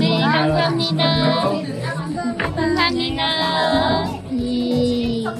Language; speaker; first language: Korean; early bilingual, heritage; Japanese